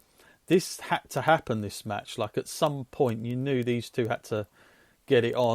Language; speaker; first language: English; native; English